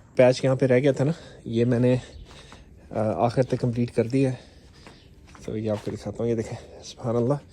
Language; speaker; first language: Urdu; native; Urdu